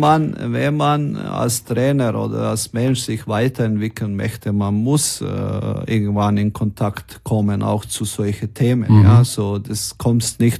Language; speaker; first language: German; non-native, fluent; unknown